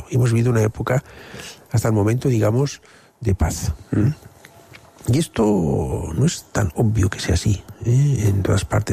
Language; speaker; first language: Spanish; non-native, local second language; Catalan